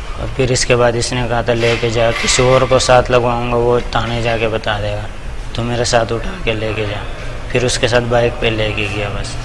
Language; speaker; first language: Urdu; non-native, local second language; Pashto